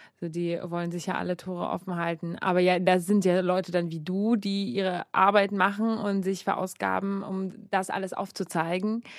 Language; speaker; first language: German; native; German